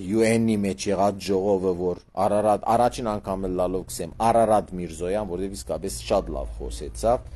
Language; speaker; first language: Armenian; early bilingual, heritage; Armenian